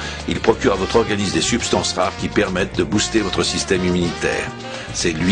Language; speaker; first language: French; native; French